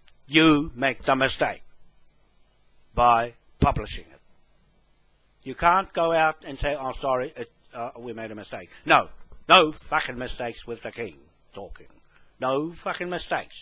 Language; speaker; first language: English; native; English